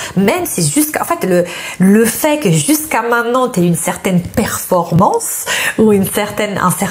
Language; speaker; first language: French; non-native, fluent; Italian